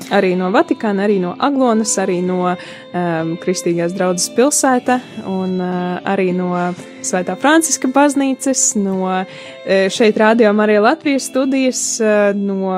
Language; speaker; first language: Latvian; native; Latvian